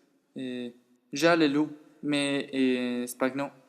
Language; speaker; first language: French; non-native, learner; Spanish